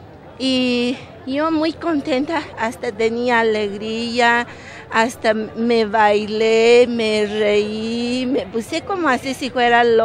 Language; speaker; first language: Spanish; non-native, local second language; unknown